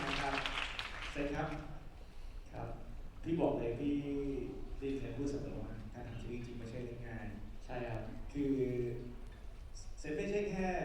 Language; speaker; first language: Thai; native; Thai